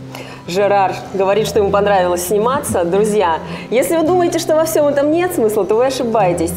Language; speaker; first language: Russian; native; Russian